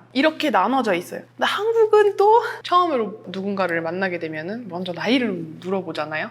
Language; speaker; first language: Korean; non-native, fluent; French